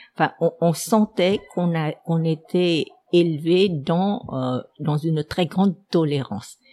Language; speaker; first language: French; non-native, fluent; Vietnamese